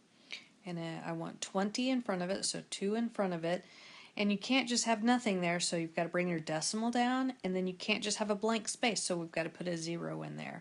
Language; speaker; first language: English; native; English